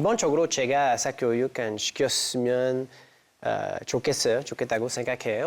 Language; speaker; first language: Korean; non-native, fluent; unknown